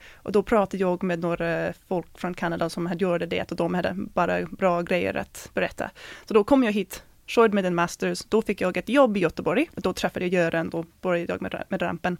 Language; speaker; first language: Swedish; non-native, fluent; English